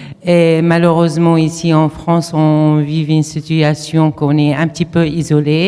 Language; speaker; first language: French; non-native, fluent; Arabic